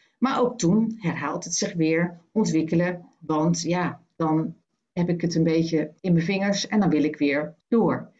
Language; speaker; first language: Dutch; native; Dutch